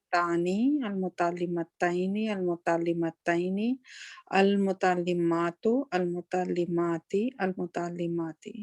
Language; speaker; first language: Arabic; non-native, learner; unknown